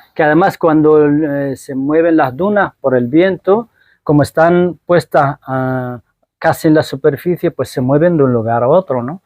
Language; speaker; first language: Spanish; non-native, fluent; Arabic